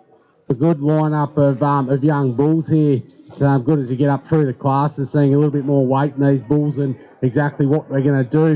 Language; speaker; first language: English; native; English